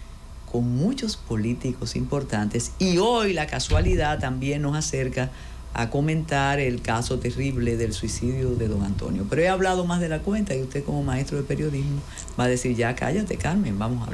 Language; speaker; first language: Spanish; native; Spanish